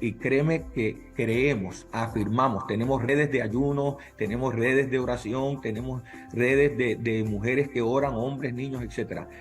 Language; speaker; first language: Spanish; early bilingual, heritage; English